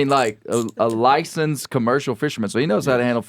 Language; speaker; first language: English; native; English